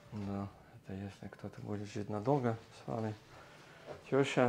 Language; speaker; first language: Russian; non-native, learner; English